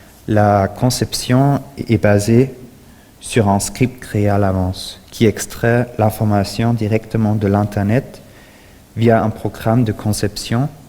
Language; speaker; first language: French; non-native, fluent; German